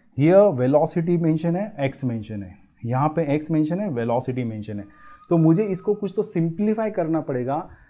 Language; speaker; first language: Hindi; non-native, local second language; Marathi